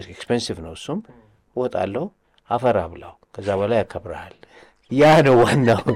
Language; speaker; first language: Amharic; native; Amharic